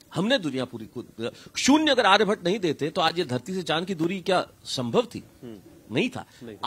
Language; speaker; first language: Hindi; native; Hindi